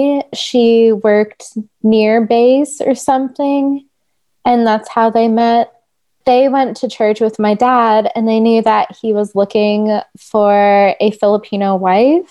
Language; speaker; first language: English; native; English